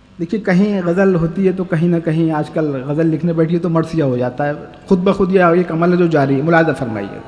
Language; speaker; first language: Urdu; native; Urdu